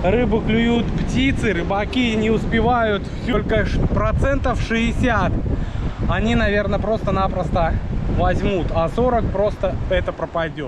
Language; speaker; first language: Russian; native; Russian